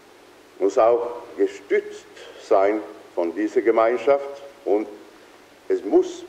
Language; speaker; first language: German; non-native, fluent; Swedish